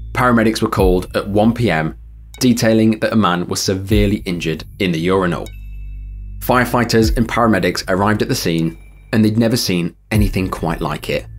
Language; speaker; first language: English; native; English